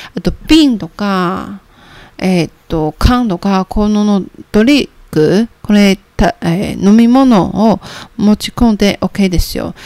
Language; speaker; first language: Japanese; non-native, fluent; Chinese